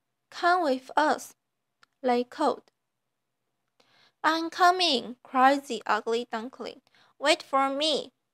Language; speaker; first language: English; non-native, fluent; Chinese